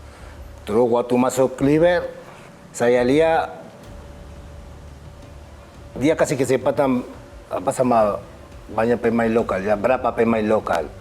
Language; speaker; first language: Indonesian; non-native, fluent; Spanish